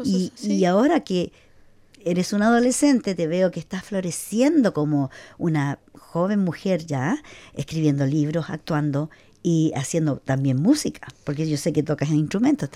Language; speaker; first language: Spanish; native; Spanish